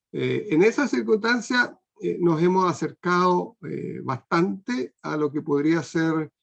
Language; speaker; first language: Spanish; non-native, fluent; Portuguese